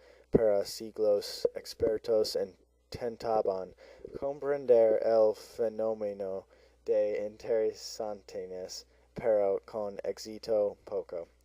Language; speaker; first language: Spanish; non-native, learner; English